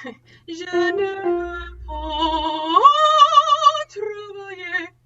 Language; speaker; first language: French; non-native, learner; English